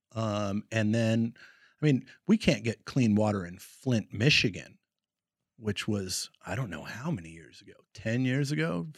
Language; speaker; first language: English; native; English